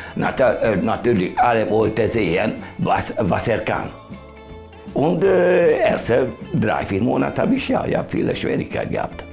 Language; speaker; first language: German; non-native, learner; Hungarian